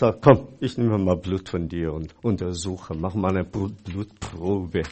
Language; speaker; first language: German; non-native, fluent; Chinese